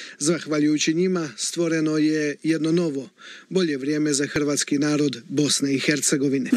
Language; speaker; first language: Croatian; native; Croatian